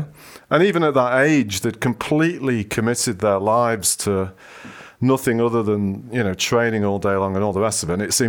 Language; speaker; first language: English; native; English